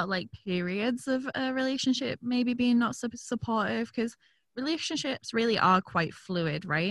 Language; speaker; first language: English; native; English